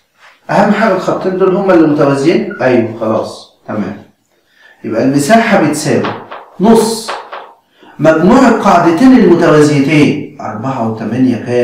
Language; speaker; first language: Arabic; native; Arabic